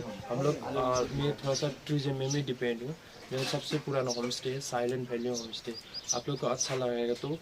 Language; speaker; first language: Hindi; non-native, local second language; Nepali